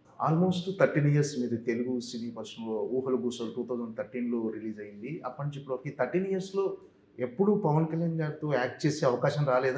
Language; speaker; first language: Telugu; native; Telugu